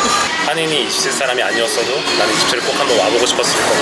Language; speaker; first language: Korean; native; Korean